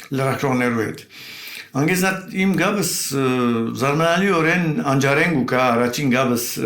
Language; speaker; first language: Armenian; early bilingual, heritage; Armenian